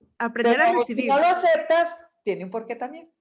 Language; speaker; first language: Spanish; native; Spanish